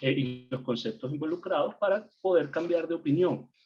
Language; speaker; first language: Spanish; native; Spanish